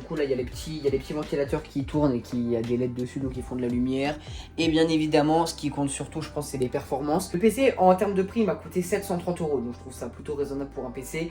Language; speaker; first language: French; native; French